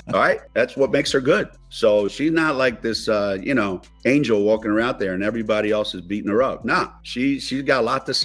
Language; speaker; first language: English; native; English